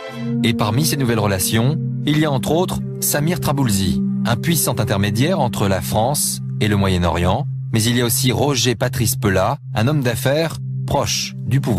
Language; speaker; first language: French; native; French